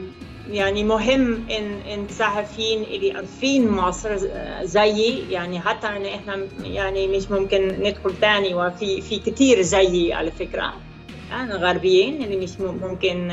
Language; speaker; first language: Arabic; non-native, fluent; Dutch